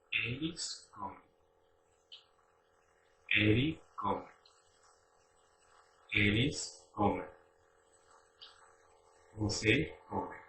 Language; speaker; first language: Portuguese; non-native, learner; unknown